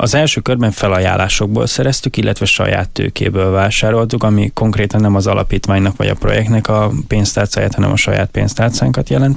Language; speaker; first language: Hungarian; native; Hungarian